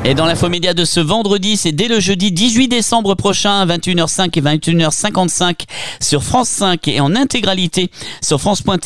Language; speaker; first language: French; native; French